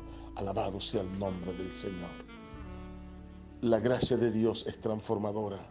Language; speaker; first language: Spanish; native; Spanish